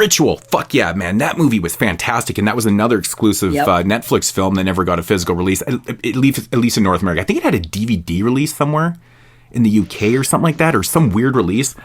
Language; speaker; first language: English; native; English